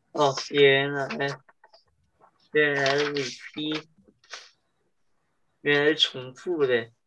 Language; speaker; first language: Chinese; early bilingual, heritage; English